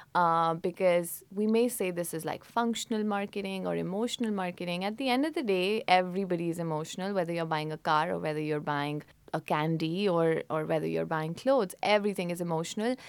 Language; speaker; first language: English; non-native, local second language; Hindi